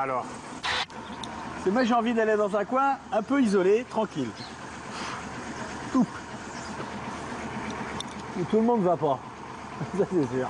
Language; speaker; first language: French; native; French